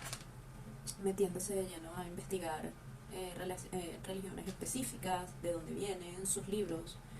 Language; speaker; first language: Spanish; native; Spanish